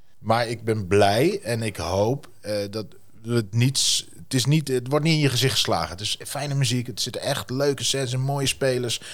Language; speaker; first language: Dutch; native; Dutch